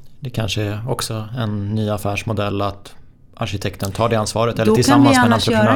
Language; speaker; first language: Swedish; native; Swedish